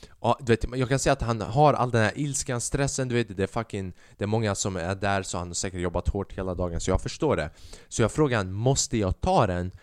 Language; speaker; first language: Swedish; early bilingual, other home language; Albanian